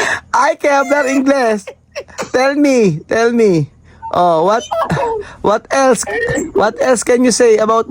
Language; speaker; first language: English; non-native, learner; Filipino